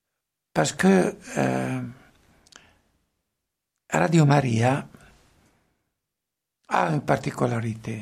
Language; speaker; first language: French; non-native, fluent; Italian